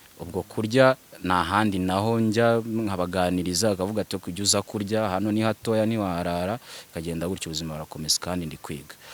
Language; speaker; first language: Kinyarwanda; early bilingual, other home language; Swahili